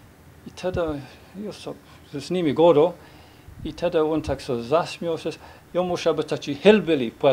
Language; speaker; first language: Polish; early bilingual, heritage; Polish